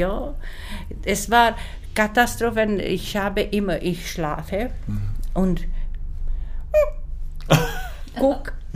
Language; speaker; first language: German; non-native, learner; Czech